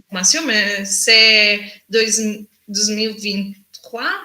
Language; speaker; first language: French; non-native, learner; Spanish